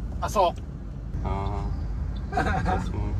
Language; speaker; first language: Korean; native; Korean